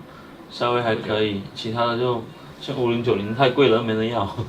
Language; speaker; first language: Chinese; native; Chinese